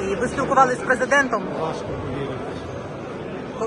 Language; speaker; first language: Ukrainian; native; Ukrainian